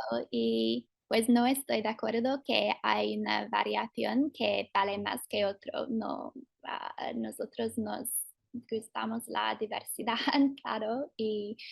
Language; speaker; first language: Spanish; non-native, fluent; English